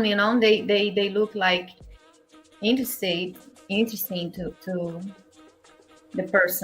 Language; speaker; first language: English; non-native, learner; Portuguese